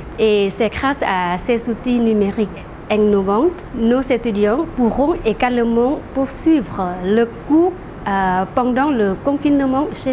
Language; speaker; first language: French; non-native, fluent; Lao